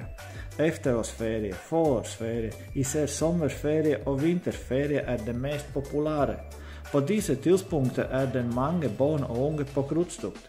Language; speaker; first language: Swedish; non-native, learner; Danish